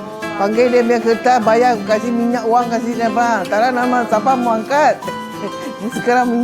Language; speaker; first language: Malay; non-native, local second language; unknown